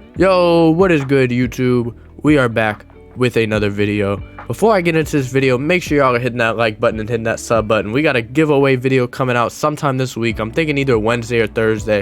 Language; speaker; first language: English; native; English